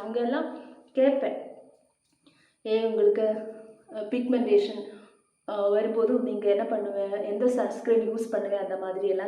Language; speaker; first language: Tamil; non-native, learner; Malayalam